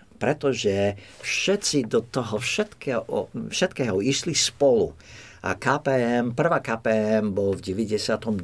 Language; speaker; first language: Slovak; non-native, fluent; English